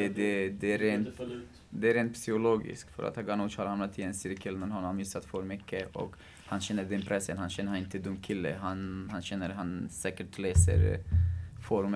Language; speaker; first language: Swedish; non-native, fluent; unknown